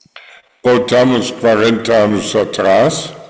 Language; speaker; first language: Portuguese; non-native, fluent; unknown